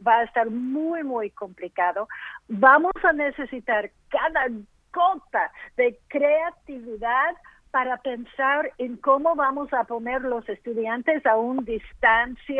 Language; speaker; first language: Spanish; early bilingual, heritage; English